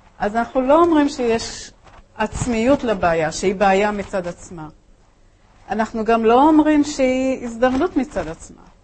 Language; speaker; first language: Hebrew; early bilingual, other home language; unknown